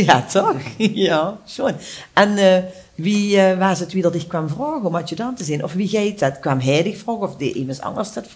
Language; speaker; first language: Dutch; native; Dutch